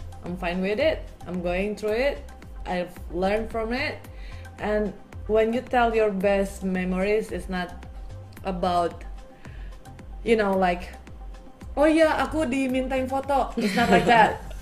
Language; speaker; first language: English; non-native, fluent; Indonesian